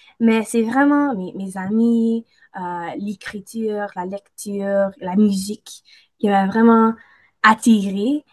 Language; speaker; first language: French; non-native, local second language; English